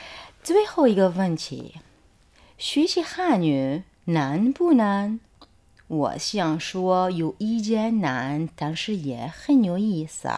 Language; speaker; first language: Chinese; non-native, fluent; Arabic